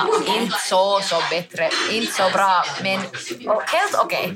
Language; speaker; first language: Swedish; non-native, learner; Finnish